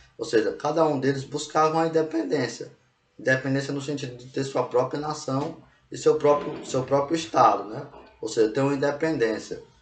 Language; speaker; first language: Portuguese; native; Portuguese